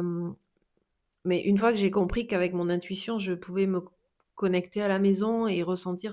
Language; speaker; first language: French; native; French